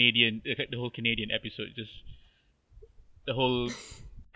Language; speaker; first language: English; non-native, local second language; Malay